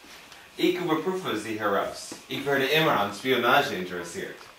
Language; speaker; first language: German; non-native, learner; English